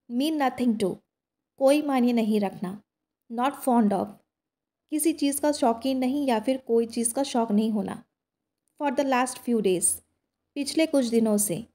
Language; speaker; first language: Hindi; native; Hindi